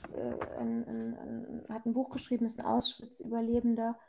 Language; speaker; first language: German; early bilingual, other home language; Persian